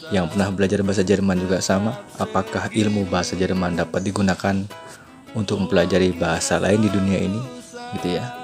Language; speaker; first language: Malay; non-native, local second language; Sundanese